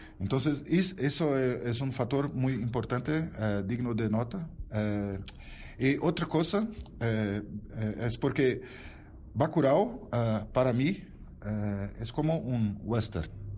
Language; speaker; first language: Spanish; non-native, learner; Portuguese